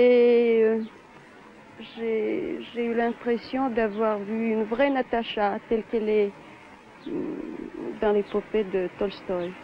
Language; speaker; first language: French; non-native, fluent; Russian